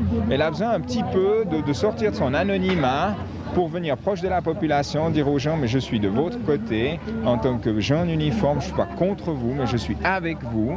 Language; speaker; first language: French; native; French